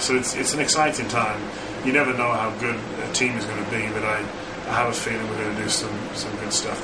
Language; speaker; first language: English; native; English